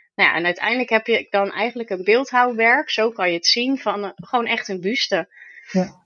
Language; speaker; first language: Dutch; native; Dutch